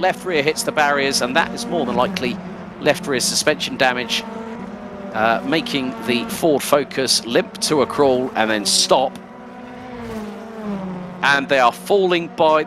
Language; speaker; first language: English; native; English